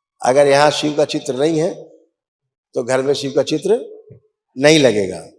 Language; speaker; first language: Hindi; native; Hindi